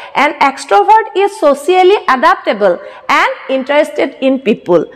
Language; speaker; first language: English; non-native, local second language; Assamese